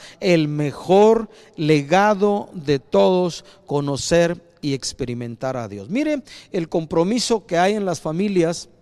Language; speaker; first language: Spanish; native; Spanish